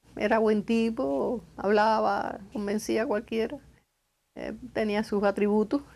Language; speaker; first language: Spanish; native; Spanish